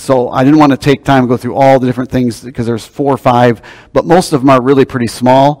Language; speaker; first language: English; native; English